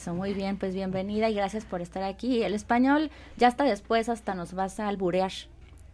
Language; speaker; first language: Spanish; native; Spanish